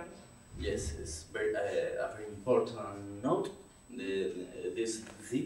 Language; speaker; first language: English; non-native, learner; Spanish